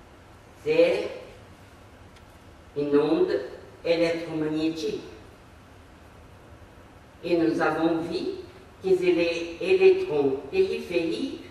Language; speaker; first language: French; non-native, fluent; Portuguese